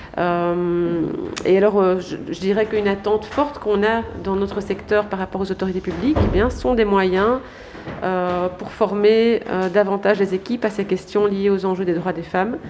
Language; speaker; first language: French; native; French